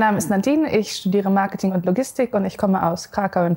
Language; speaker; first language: German; native; German